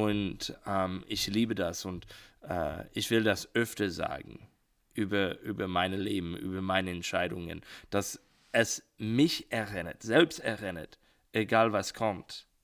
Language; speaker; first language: German; non-native, learner; English